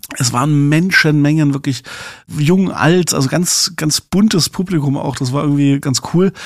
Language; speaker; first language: German; native; German